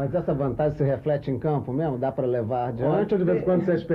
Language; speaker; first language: Portuguese; native; Portuguese